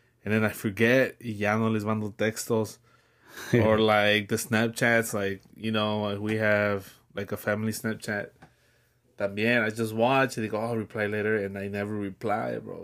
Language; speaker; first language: English; early bilingual, other home language; Spanish